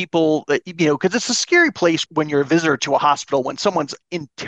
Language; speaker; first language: English; native; English